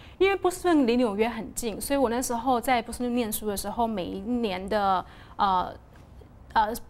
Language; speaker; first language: Chinese; native; Chinese